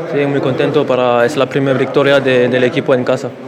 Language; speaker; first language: Spanish; non-native, learner; French